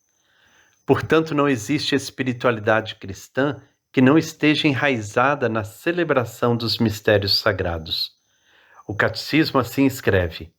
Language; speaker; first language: Portuguese; native; Portuguese